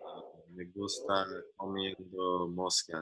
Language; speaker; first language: Spanish; non-native, learner; English